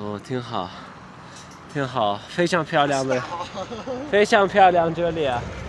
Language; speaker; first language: Chinese; non-native, learner; Turkish